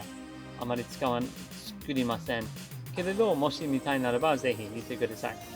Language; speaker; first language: Japanese; non-native, learner; English